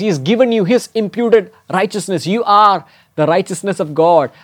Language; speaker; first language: English; non-native, local second language; Malayalam